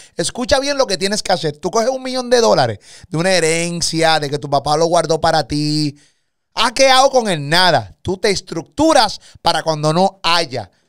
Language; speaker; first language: Spanish; native; Spanish